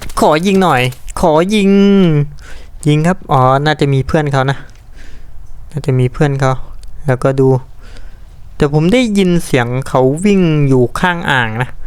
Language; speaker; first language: Thai; native; Thai